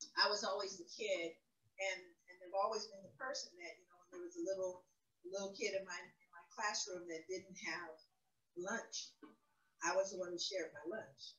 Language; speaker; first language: English; native; English